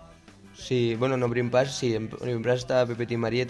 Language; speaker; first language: Catalan; native; Catalan